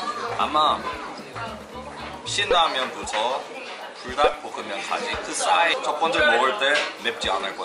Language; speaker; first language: Korean; non-native, fluent; English